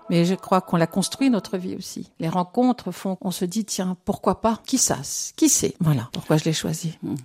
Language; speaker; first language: French; native; French